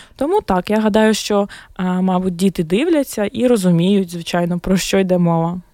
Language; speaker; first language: Ukrainian; non-native, local second language; Russian